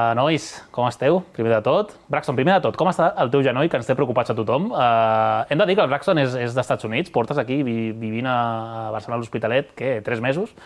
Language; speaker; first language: Catalan; native; Catalan